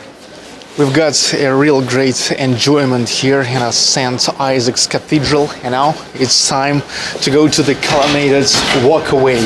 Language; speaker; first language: English; non-native, fluent; Russian